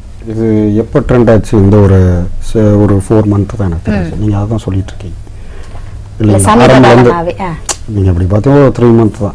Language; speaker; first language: Tamil; native; Tamil